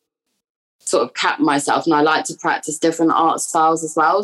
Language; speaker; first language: English; native; English